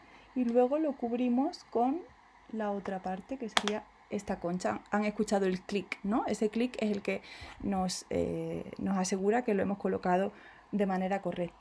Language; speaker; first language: Spanish; native; Spanish